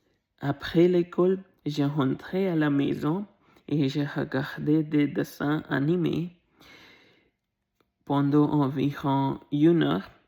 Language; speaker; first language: French; non-native, learner; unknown